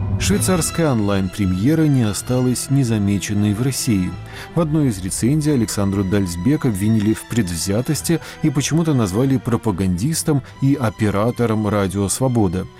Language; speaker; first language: Russian; native; Russian